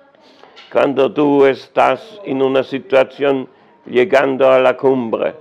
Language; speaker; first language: Spanish; non-native, learner; German